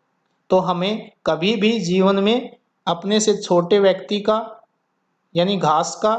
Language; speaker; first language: Hindi; native; Hindi